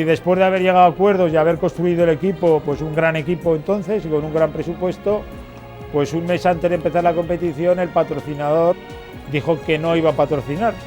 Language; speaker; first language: Spanish; native; Spanish